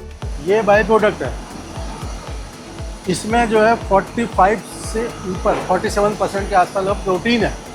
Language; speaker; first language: Hindi; native; Hindi